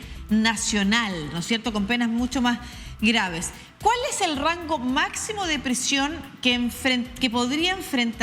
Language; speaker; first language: Spanish; native; Spanish